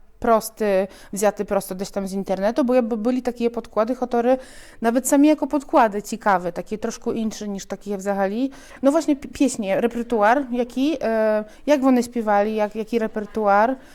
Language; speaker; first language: Polish; non-native, local second language; Ukrainian